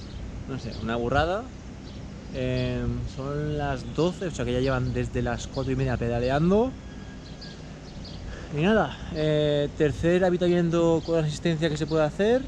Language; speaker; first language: Spanish; non-native, local second language; Catalan